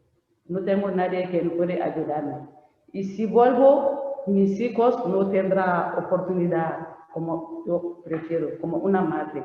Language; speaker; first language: Spanish; non-native, learner; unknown